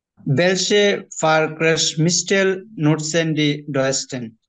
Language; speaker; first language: German; non-native, learner; Bangla